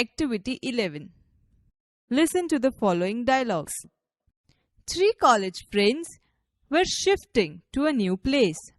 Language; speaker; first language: English; non-native, local second language; Gujarati